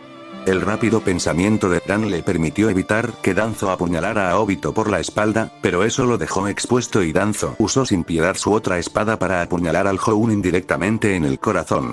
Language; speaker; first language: Spanish; native; Spanish